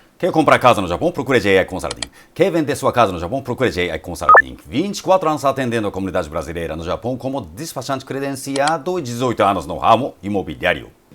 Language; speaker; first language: Portuguese; non-native, fluent; Japanese